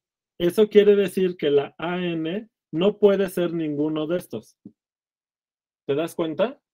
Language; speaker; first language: Spanish; native; Spanish